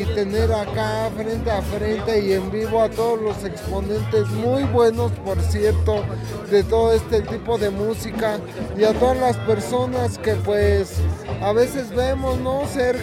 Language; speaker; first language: Spanish; native; Spanish